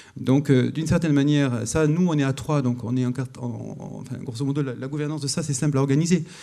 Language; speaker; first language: French; native; French